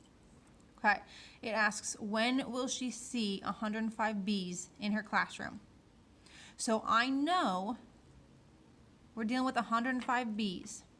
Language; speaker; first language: English; native; English